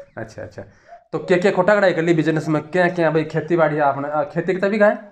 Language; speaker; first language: Hindi; native; Hindi